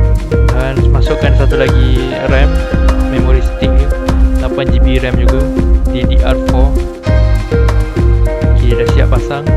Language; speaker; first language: Malay; native; Malay